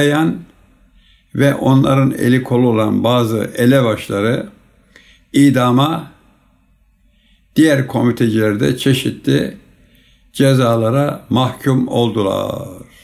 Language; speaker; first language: Turkish; native; Turkish